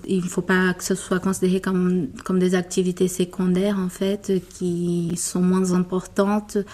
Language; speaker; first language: French; non-native, fluent; Portuguese